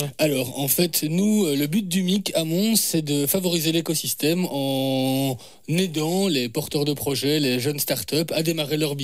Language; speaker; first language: French; native; French